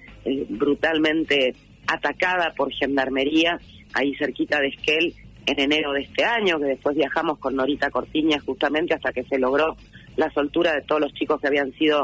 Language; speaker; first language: Spanish; native; Spanish